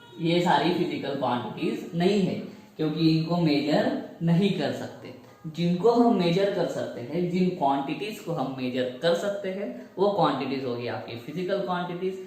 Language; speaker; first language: Hindi; native; Hindi